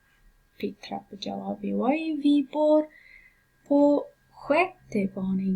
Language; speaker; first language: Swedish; non-native, fluent; Pashto